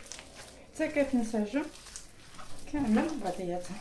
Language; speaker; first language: Arabic; native; Arabic